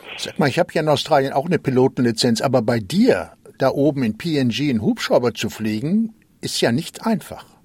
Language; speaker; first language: German; native; German